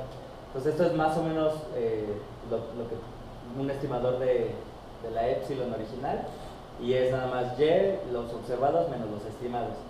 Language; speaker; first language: Spanish; native; Spanish